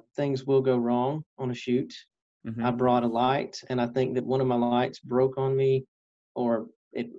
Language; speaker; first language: English; native; English